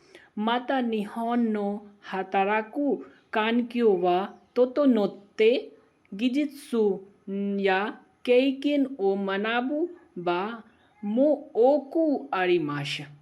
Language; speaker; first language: Japanese; non-native, learner; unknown